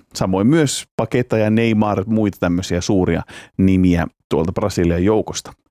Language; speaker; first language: Finnish; native; Finnish